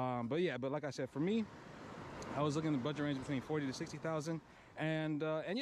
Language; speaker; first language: English; native; English